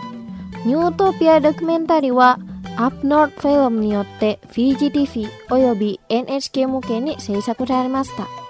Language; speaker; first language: Japanese; non-native, fluent; Indonesian